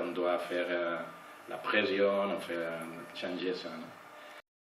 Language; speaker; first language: French; non-native, learner; Catalan